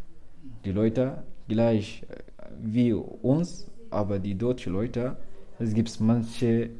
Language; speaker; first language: German; non-native, learner; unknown